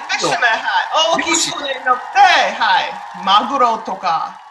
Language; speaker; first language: Japanese; non-native, learner; English